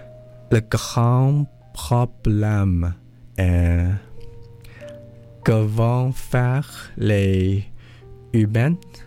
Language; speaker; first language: French; non-native, learner; English